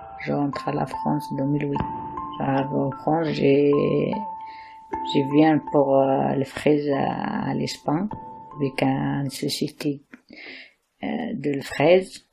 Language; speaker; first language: French; non-native, learner; Arabic